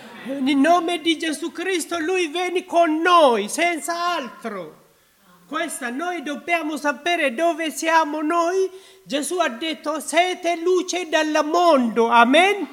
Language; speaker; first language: Italian; non-native, learner; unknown